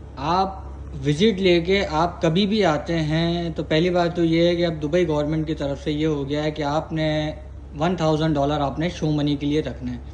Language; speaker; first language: Urdu; non-native, local second language; Punjabi